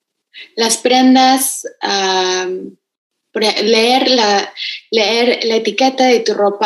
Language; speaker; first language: Spanish; early bilingual, heritage; Spanish